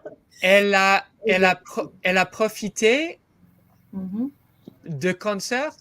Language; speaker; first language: French; non-native, learner; English